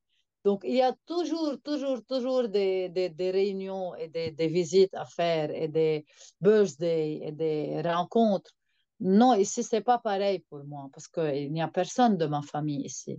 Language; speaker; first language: French; non-native, local second language; Arabic